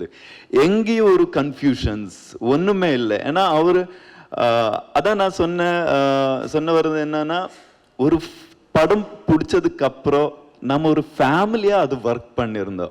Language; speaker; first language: Tamil; non-native, learner; Kannada